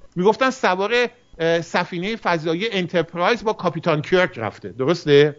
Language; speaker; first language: Persian; early bilingual, heritage; Persian